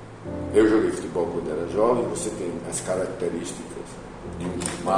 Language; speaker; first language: Portuguese; native; Portuguese